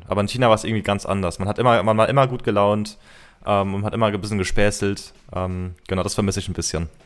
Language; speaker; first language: German; early bilingual, heritage; German